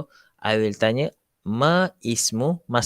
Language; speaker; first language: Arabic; non-native, fluent; Malay